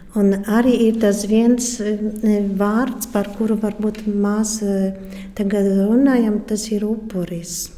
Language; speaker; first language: Latvian; non-native, fluent; Polish